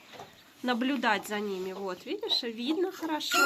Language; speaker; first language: Russian; native; Russian